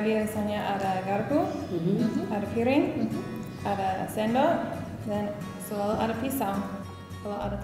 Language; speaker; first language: Indonesian; non-native, fluent; English